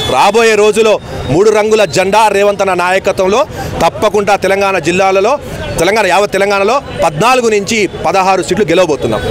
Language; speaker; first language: Telugu; non-native, local second language; Urdu